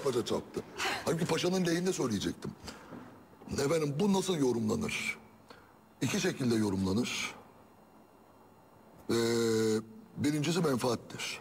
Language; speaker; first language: Turkish; native; Turkish